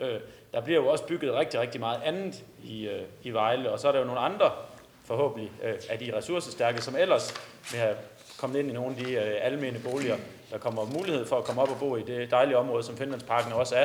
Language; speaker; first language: Danish; native; Danish